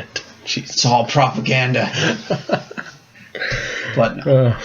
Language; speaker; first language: English; native; English